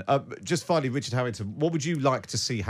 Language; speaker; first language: English; native; English